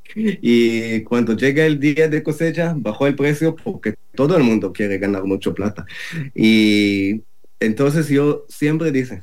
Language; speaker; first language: Spanish; non-native, learner; Hebrew